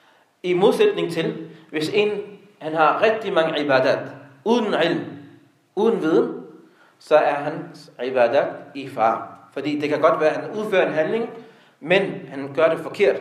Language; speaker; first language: Danish; non-native, local second language; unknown